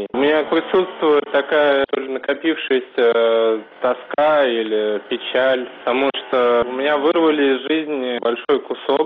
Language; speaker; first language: Russian; native; Russian